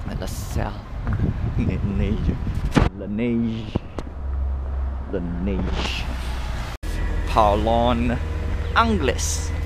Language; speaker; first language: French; non-native, learner; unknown